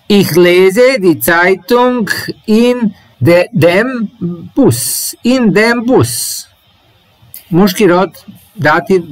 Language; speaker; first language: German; non-native, learner; Serbian